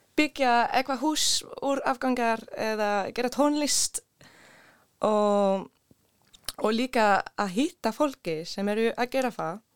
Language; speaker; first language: Icelandic; non-native, learner; Swedish